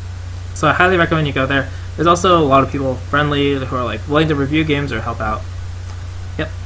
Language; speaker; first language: English; native; English